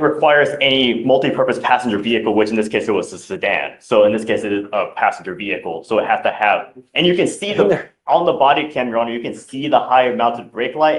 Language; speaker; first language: English; native; English